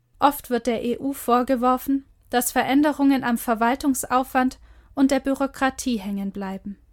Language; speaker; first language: German; native; German